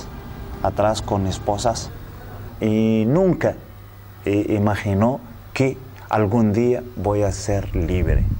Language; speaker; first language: Spanish; non-native, learner; Arabic